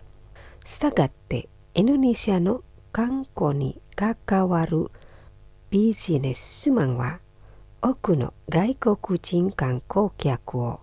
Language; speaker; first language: Japanese; non-native, fluent; Indonesian